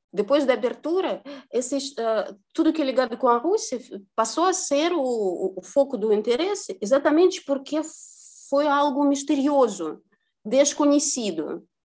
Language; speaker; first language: Portuguese; non-native, fluent; Russian